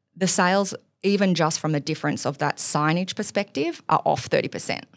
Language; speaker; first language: English; native; English